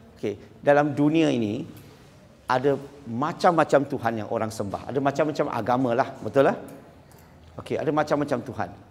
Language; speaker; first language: Malay; non-native, local second language; Chinese